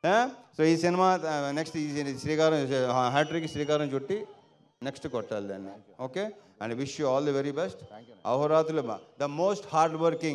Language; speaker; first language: Telugu; native; Telugu